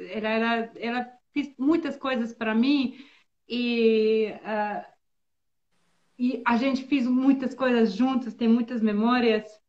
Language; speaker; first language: Portuguese; non-native, learner; Bosnian